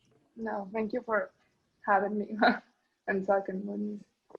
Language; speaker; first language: English; non-native, learner; Spanish